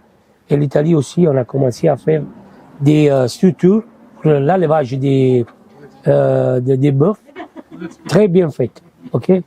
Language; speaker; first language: French; non-native, fluent; Italian